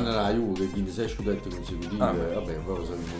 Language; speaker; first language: Italian; native; Italian